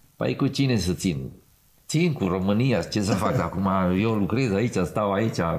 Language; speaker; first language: Romanian; non-native, local second language; Serbian